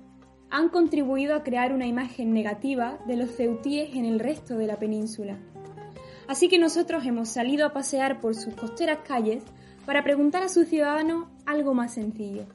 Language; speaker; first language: Spanish; native; Spanish